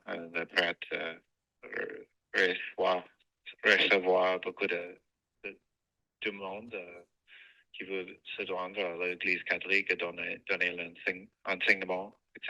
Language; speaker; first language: French; non-native, fluent; English